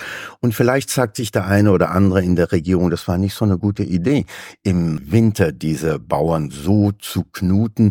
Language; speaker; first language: German; native; German